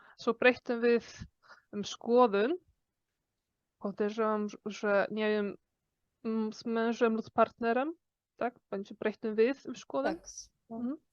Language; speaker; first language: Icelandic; non-native, fluent; Polish